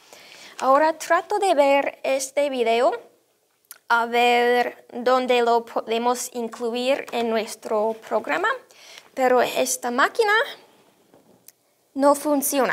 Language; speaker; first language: Spanish; non-native, fluent; English